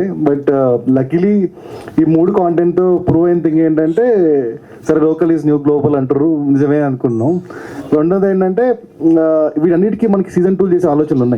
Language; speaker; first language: Telugu; native; Telugu